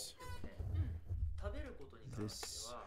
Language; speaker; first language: Japanese; native; Japanese